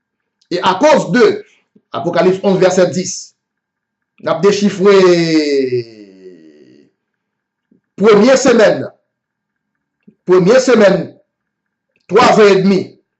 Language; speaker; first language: French; non-native, local second language; Haitian Creole